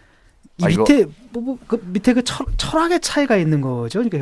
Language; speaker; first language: Korean; native; Korean